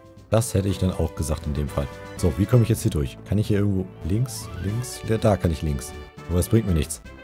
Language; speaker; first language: German; native; German